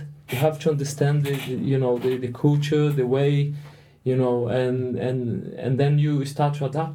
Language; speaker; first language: English; non-native, fluent; Portuguese